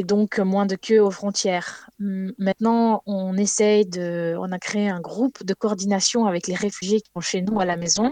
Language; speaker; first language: French; non-native, fluent; Ukrainian